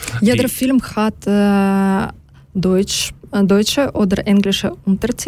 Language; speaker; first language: German; non-native, learner; Ukrainian